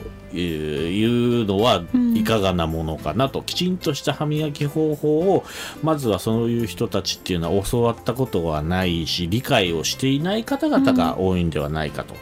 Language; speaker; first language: Japanese; native; Japanese